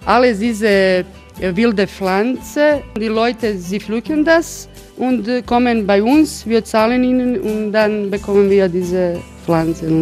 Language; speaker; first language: German; non-native, learner; Croatian